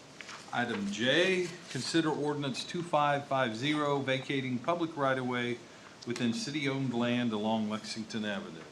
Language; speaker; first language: English; native; English